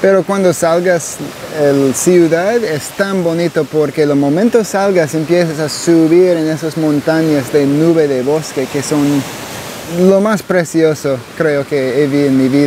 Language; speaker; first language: Spanish; non-native, learner; English